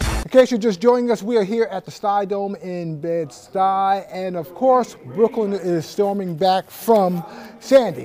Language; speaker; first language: English; native; English